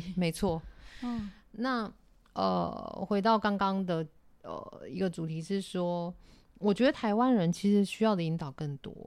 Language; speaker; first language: Chinese; native; Chinese